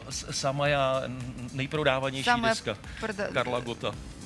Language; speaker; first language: Russian; non-native, learner; Czech